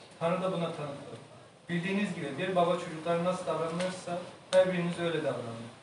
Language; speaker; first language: Turkish; native; Turkish